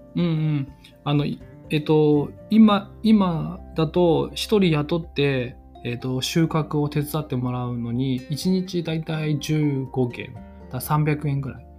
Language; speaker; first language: Japanese; non-native, fluent; Chinese